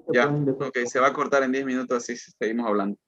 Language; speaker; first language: Spanish; native; Spanish